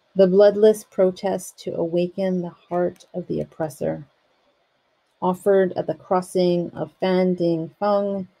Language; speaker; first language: English; native; English